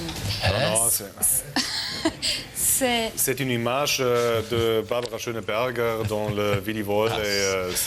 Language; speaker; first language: French; non-native, learner; German